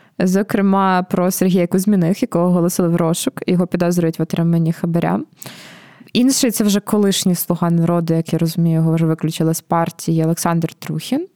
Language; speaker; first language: Ukrainian; native; Ukrainian